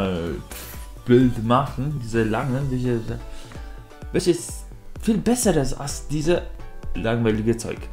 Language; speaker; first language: German; non-native, learner; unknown